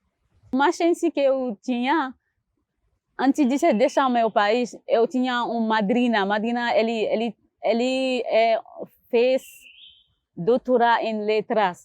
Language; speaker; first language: Portuguese; non-native, learner; Haitian Creole